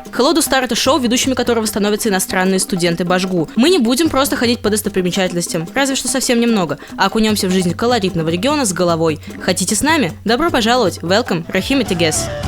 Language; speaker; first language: Russian; native; Russian